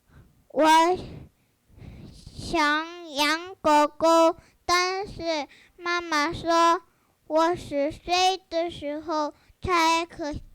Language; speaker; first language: Chinese; early bilingual, heritage; Chinese